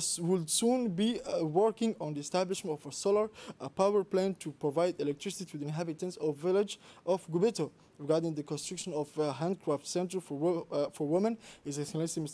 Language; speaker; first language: English; non-native, fluent; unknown